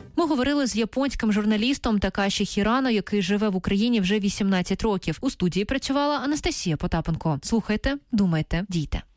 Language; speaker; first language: Ukrainian; native; Ukrainian